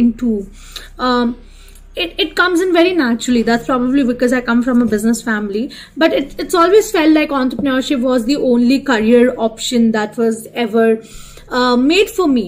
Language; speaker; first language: English; non-native, local second language; Hindi